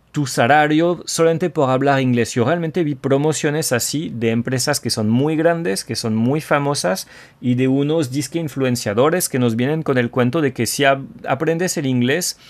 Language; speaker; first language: Spanish; non-native, fluent; French